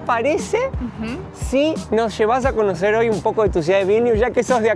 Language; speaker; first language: Spanish; native; Spanish